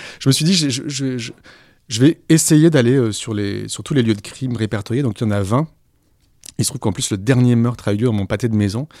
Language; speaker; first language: French; native; French